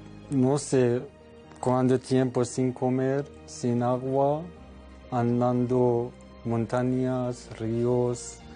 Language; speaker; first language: Spanish; non-native, learner; Persian